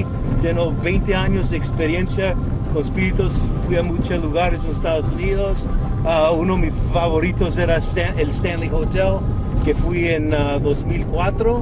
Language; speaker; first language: Spanish; early bilingual, heritage; Spanish